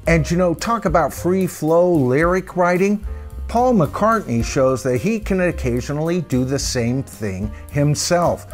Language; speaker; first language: English; native; English